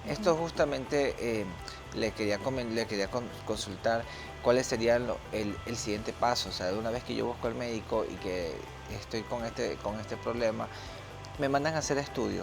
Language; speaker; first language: Spanish; native; Spanish